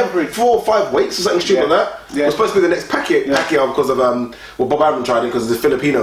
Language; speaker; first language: English; native; English